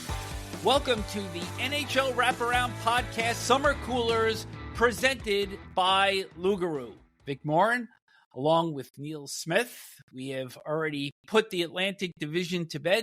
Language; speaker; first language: English; native; English